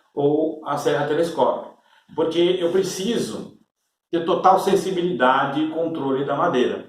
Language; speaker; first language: Portuguese; native; Portuguese